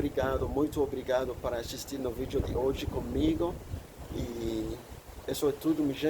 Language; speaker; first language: Portuguese; non-native, learner; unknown